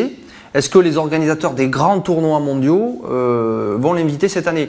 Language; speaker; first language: French; native; French